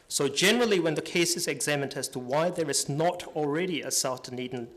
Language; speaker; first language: English; native; English